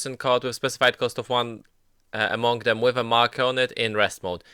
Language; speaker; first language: English; native; English